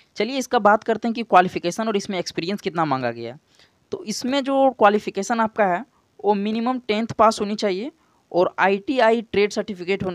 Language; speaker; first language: Hindi; native; Hindi